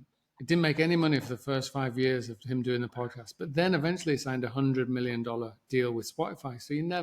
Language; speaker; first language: English; native; English